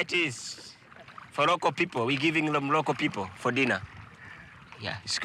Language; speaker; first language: English; non-native, learner; Swahili